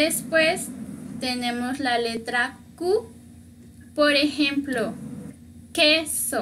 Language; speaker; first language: Spanish; native; Spanish